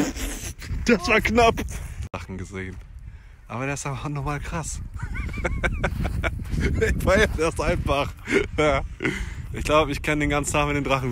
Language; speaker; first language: German; native; German